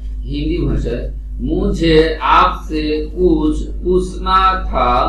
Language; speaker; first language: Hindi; non-native, fluent; Bangla